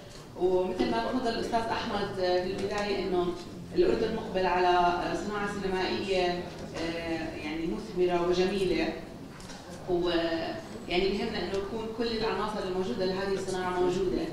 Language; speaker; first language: Arabic; native; Arabic